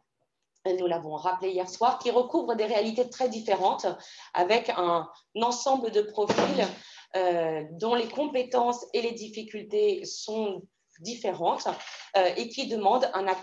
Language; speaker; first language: French; native; French